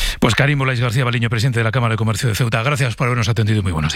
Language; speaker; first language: Spanish; native; Spanish